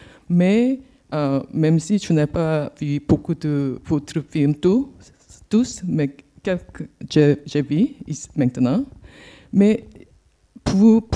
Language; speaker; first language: French; non-native, learner; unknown